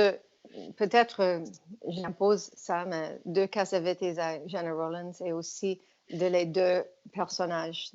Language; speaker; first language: French; non-native, fluent; English